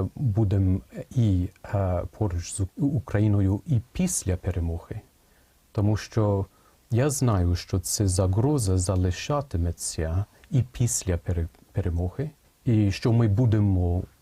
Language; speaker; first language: Ukrainian; non-native, fluent; English